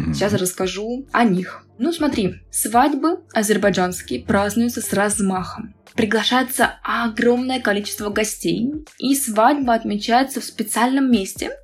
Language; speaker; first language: Russian; native; Russian